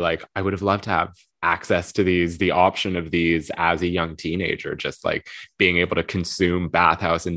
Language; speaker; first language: English; native; English